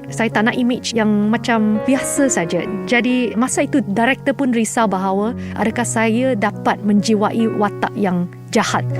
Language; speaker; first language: Malay; non-native, local second language; Chinese